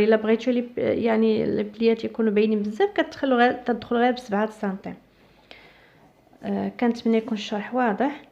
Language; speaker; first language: Arabic; native; Arabic